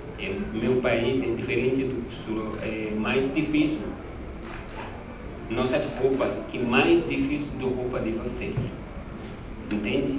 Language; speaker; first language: Portuguese; non-native, learner; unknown